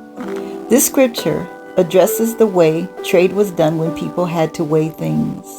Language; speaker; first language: English; native; English